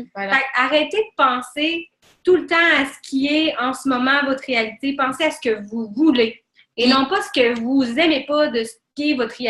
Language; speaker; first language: French; native; French